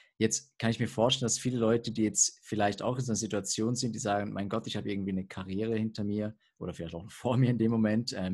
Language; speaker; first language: German; native; German